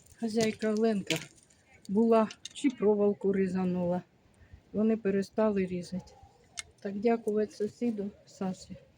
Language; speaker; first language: Ukrainian; native; Ukrainian